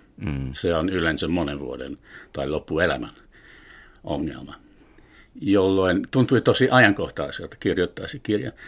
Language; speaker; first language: Finnish; non-native, fluent; English